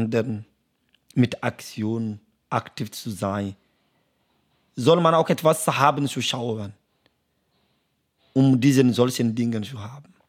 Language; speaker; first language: German; non-native, learner; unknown